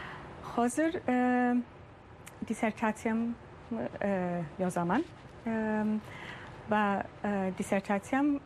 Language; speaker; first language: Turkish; early bilingual, heritage; Turkish